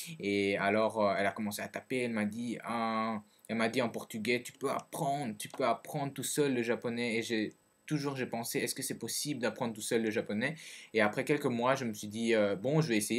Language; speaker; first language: French; early bilingual, other home language; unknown